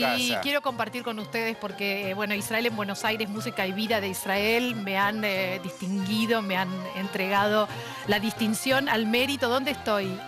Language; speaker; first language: Spanish; native; Spanish